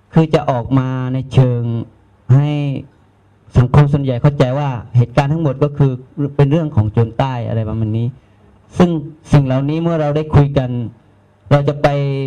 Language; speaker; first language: Thai; non-native, local second language; Malay